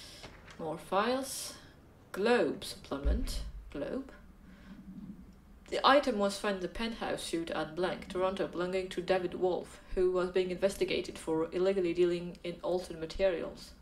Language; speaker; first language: English; non-native, fluent; French